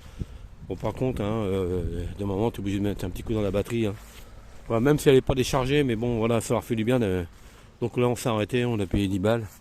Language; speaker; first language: French; native; French